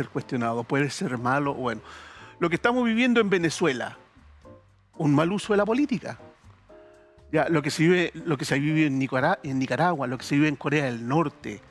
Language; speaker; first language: Spanish; native; Spanish